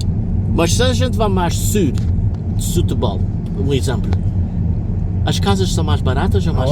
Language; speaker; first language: Portuguese; non-native, learner; English